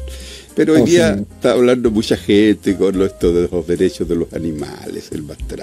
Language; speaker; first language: Spanish; native; Spanish